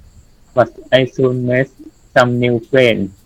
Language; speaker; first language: English; non-native, learner; Thai